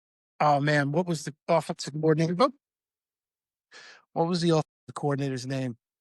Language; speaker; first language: English; native; English